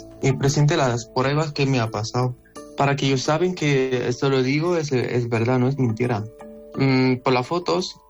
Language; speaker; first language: Spanish; non-native, learner; Arabic